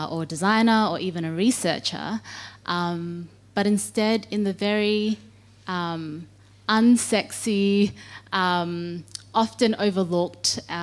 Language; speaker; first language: English; native; English